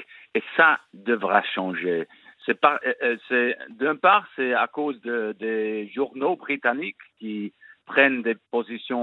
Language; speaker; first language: French; non-native, learner; English